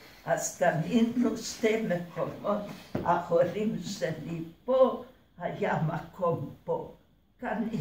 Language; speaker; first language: Hebrew; early bilingual, other home language; Hungarian